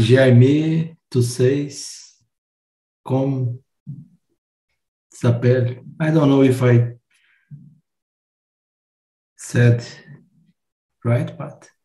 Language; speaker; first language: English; non-native, fluent; Portuguese